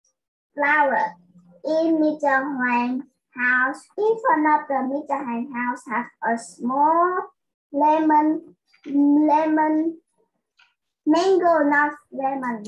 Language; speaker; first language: English; non-native, learner; Vietnamese